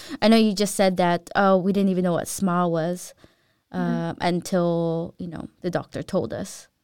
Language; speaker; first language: English; early bilingual, other home language; Filipino